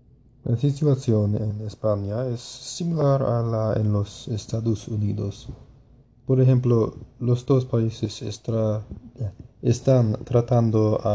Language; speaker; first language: Spanish; non-native, learner; English